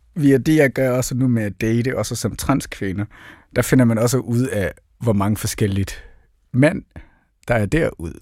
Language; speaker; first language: Danish; early bilingual, other home language; Somali